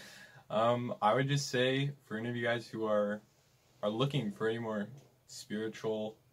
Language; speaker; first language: English; native; English